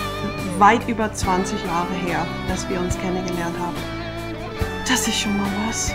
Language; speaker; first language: German; non-native, fluent; English